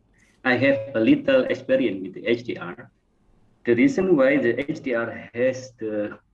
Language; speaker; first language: English; non-native, fluent; Indonesian